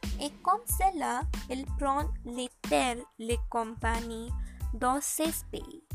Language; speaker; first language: French; non-native, learner; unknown